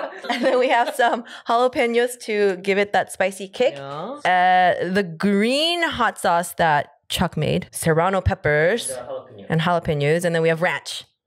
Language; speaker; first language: English; native; English